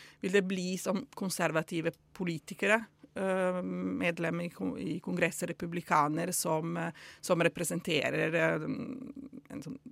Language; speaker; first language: Norwegian; non-native, fluent; Italian